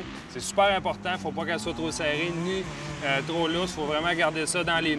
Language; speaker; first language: French; native; French